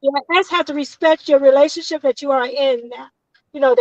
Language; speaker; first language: English; native; English